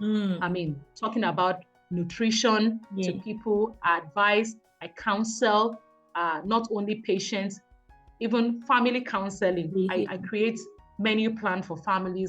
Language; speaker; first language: English; non-native, local second language; Yoruba